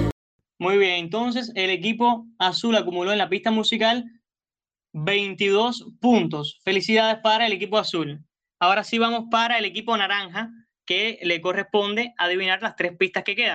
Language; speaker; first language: Spanish; native; Spanish